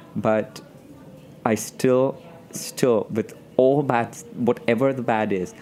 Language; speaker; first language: English; non-native, local second language; Gujarati